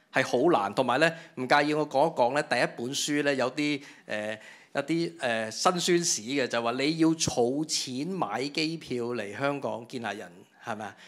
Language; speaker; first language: Cantonese; native; Cantonese